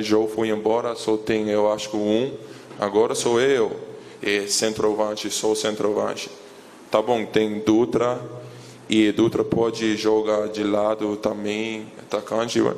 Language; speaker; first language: Portuguese; non-native, learner; English